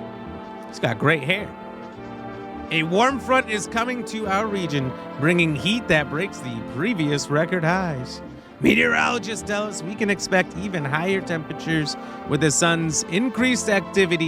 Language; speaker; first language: English; native; English